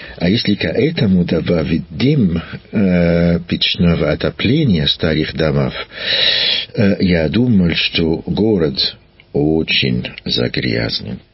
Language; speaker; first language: Russian; non-native, learner; French